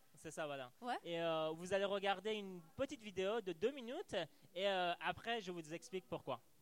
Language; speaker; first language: French; non-native, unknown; Persian